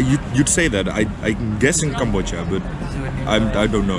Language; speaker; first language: English; non-native, fluent; Dutch